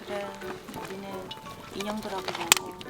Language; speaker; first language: Korean; native; Korean